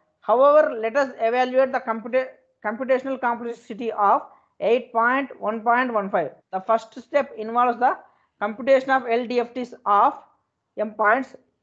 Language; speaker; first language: English; non-native, local second language; Telugu